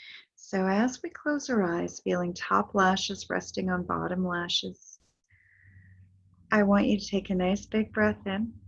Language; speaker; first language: English; native; English